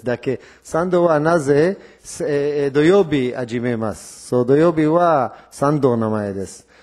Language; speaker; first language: Japanese; non-native, learner; Hebrew